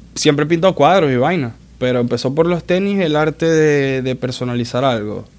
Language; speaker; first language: Spanish; native; Spanish